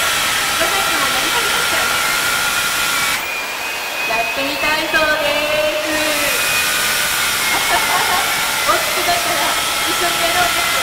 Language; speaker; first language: Japanese; native; Japanese